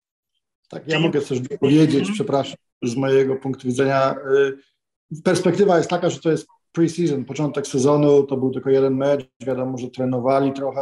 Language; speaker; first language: Polish; native; Polish